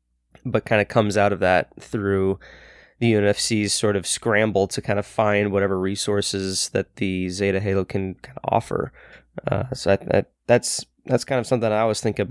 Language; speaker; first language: English; native; English